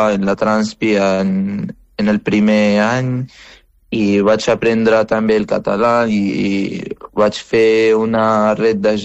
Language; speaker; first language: Catalan; non-native, fluent; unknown